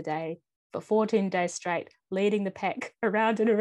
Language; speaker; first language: English; native; English